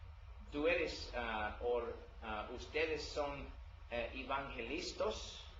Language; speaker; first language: Spanish; non-native, learner; English